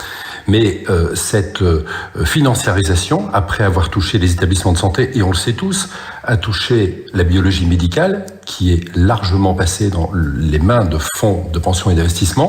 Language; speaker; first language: French; native; French